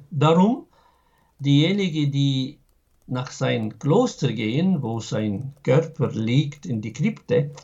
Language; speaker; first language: German; non-native, fluent; Arabic